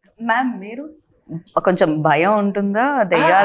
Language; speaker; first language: Telugu; native; Telugu